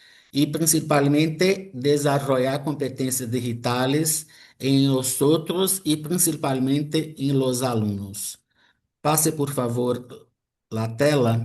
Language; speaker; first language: Spanish; non-native, fluent; Portuguese